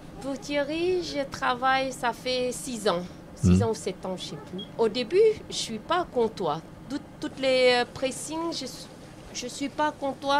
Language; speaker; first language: French; non-native, learner; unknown